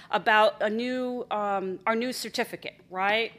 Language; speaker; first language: English; native; English